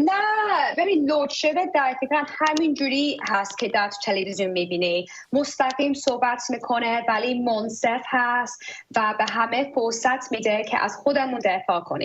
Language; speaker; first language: Persian; early bilingual, heritage; Persian